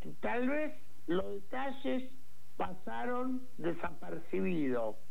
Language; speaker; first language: Spanish; early bilingual, other home language; Portuguese